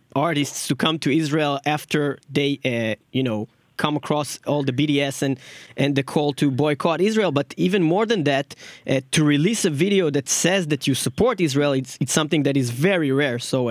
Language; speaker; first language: English; non-native, fluent; Hebrew